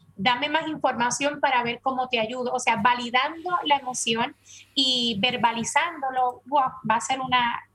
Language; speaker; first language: Spanish; native; Spanish